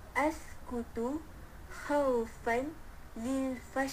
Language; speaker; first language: Arabic; non-native, learner; Malay